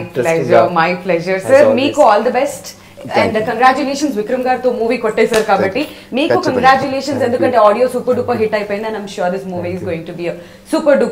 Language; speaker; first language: Telugu; native; Telugu